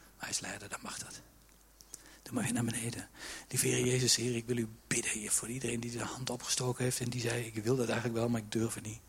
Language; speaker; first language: Dutch; native; Dutch